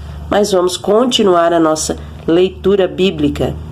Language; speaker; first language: Portuguese; native; Portuguese